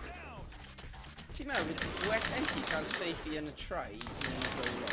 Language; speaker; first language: Welsh; native; Welsh